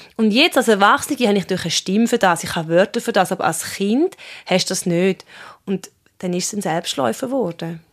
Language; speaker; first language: German; early bilingual, other home language; Swiss German